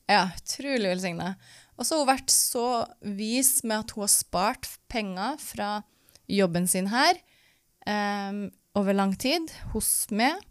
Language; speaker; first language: Norwegian; native; Norwegian